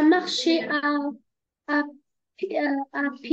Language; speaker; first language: French; non-native, local second language; Arabic